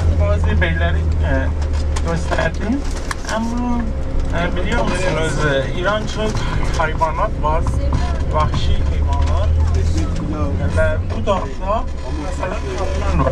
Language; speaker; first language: Turkish; non-native, learner; Persian